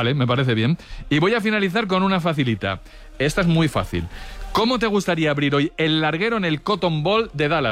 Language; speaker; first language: Spanish; native; Spanish